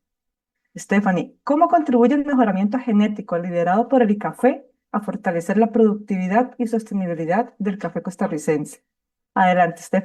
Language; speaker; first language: Spanish; native; Spanish